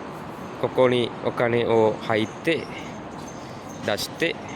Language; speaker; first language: Japanese; non-native, learner; Sinhala